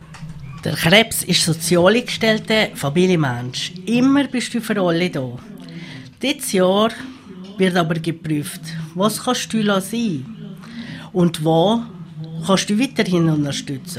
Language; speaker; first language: German; native; German